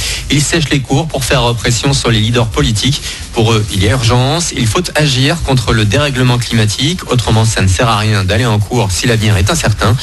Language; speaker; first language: French; native; French